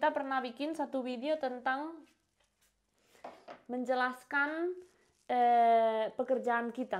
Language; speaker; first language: Indonesian; non-native, fluent; Spanish